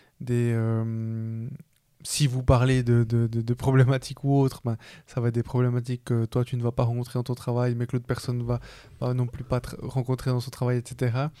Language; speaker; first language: French; early bilingual, other home language; Spanish